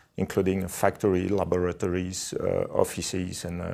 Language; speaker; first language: English; non-native, fluent; French